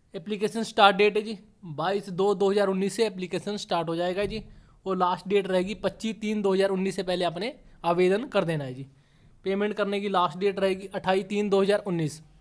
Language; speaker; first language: Hindi; non-native, local second language; Punjabi